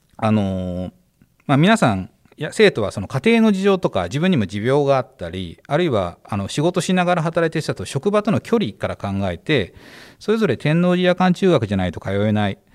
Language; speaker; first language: Japanese; native; Japanese